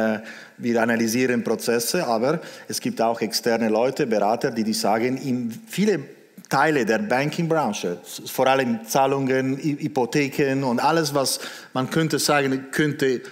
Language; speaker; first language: German; non-native, local second language; Italian